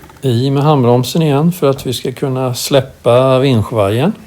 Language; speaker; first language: Swedish; native; Swedish